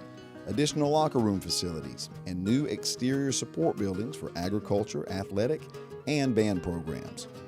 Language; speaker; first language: English; native; English